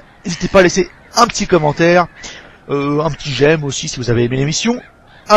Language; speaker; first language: French; native; French